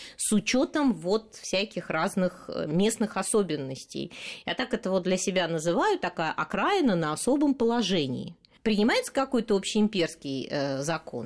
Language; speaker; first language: Russian; native; Russian